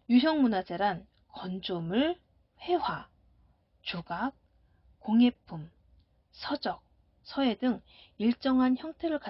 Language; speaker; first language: Korean; native; Korean